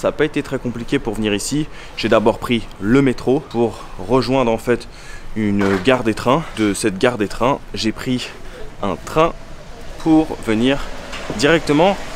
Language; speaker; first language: French; native; French